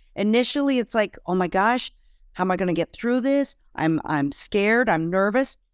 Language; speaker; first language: English; native; English